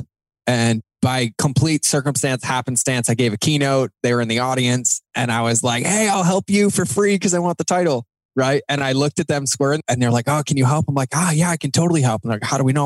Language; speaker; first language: English; native; English